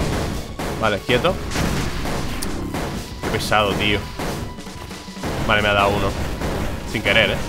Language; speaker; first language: Spanish; native; Spanish